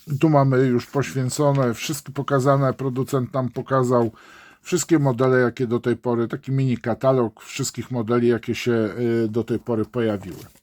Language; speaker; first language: Polish; native; Polish